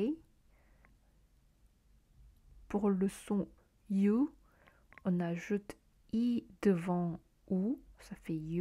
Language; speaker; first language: French; non-native, fluent; Korean